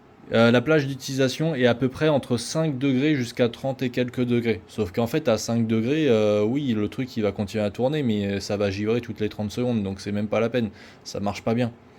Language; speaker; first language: French; native; French